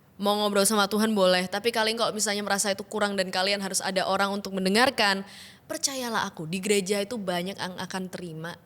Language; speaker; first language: Indonesian; native; Indonesian